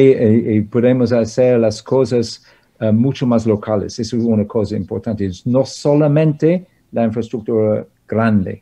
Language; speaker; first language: Spanish; non-native, fluent; English